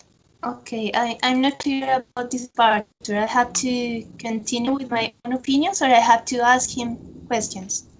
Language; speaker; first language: English; non-native, fluent; Spanish